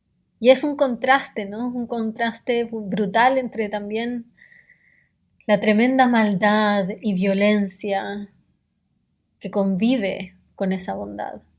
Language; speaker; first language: Spanish; native; Spanish